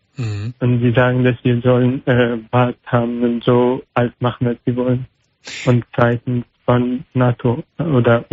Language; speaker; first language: German; non-native, learner; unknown